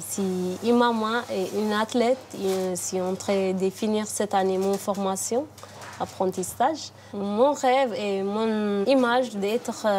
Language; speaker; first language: French; non-native, learner; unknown